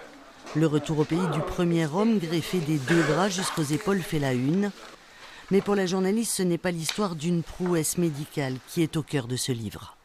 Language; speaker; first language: French; native; French